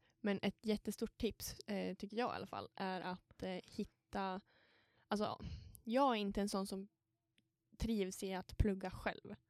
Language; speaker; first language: Swedish; native; Swedish